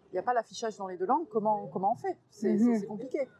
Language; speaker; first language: French; native; French